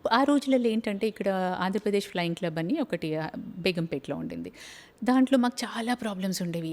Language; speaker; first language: Telugu; native; Telugu